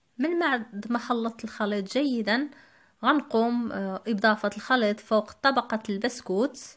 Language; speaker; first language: Arabic; native; Arabic